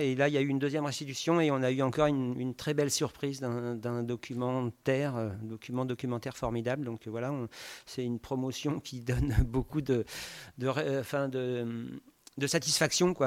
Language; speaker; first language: French; native; French